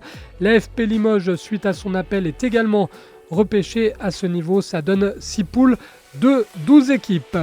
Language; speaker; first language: French; native; French